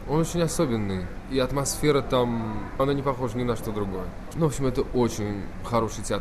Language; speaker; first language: Russian; native; Russian